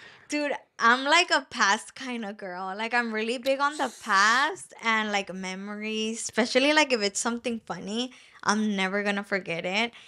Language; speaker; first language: English; early bilingual, other home language; Spanish